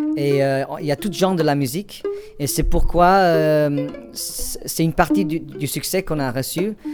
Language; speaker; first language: French; non-native, fluent; English